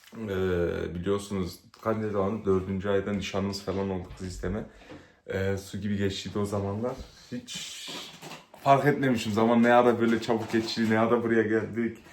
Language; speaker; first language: Turkish; early bilingual, heritage; Turkish